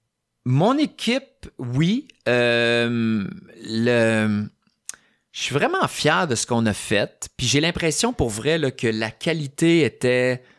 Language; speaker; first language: French; native; French